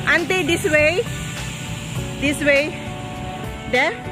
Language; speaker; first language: English; non-native, learner; Filipino